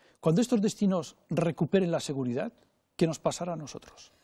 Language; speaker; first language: Spanish; non-native, local second language; Catalan